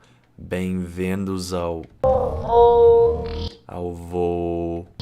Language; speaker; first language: Portuguese; non-native, fluent; English